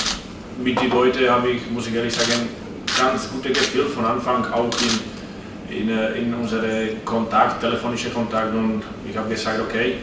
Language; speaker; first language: German; non-native, fluent; Slovak